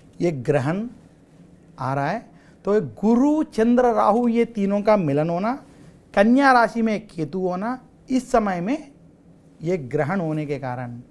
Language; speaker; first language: Hindi; non-native, local second language; Telugu